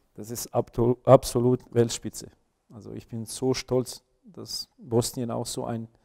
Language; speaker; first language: German; non-native, fluent; Bosnian